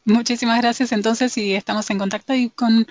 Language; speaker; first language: Spanish; native; Spanish